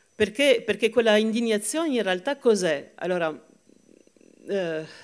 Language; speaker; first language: Italian; non-native, fluent; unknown